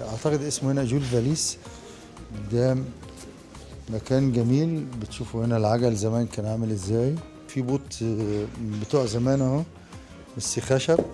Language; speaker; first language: Arabic; native; Arabic